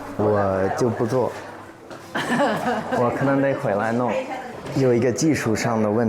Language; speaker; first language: Chinese; non-native, fluent; English